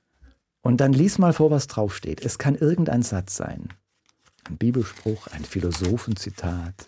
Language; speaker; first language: German; native; German